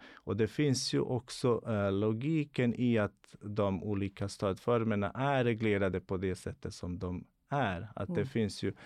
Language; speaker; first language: Swedish; non-native, fluent; Bosnian